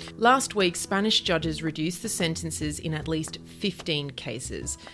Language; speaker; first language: English; native; English